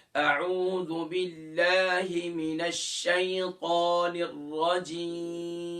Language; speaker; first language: Urdu; native; Urdu